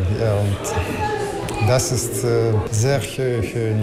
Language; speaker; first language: German; non-native, learner; Russian